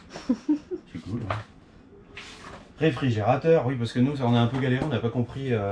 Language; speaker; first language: French; native; French